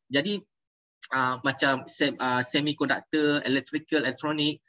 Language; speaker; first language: English; non-native, local second language; Malay